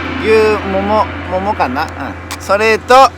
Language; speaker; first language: Japanese; native; Japanese